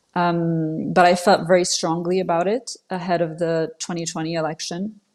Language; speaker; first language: English; non-native, fluent; French